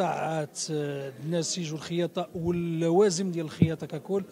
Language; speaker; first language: Arabic; native; Arabic